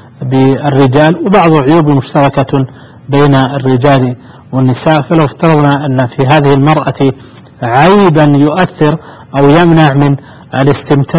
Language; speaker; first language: Arabic; native; Arabic